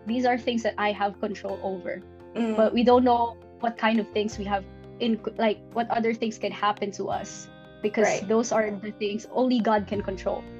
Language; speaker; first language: English; non-native, local second language; Filipino